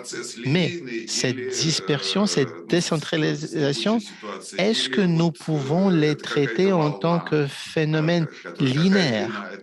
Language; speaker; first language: French; non-native, fluent; Russian